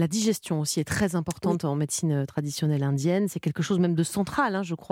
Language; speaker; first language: French; native; French